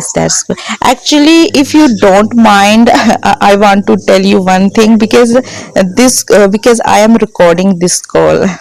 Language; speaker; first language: English; non-native, learner; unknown